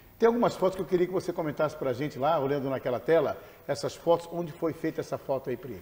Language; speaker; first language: Portuguese; native; Portuguese